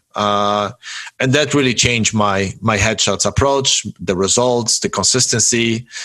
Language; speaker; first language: English; early bilingual, other home language; Polish